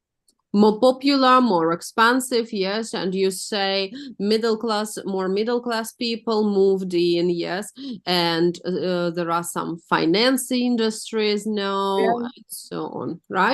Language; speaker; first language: English; non-native, fluent; Russian